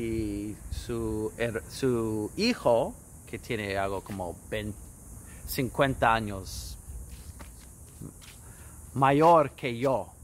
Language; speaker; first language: Spanish; non-native, fluent; English